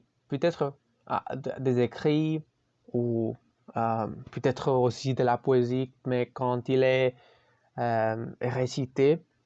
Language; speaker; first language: French; non-native, learner; Spanish